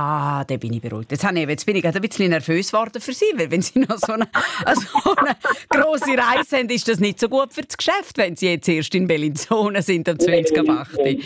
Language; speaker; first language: German; native; German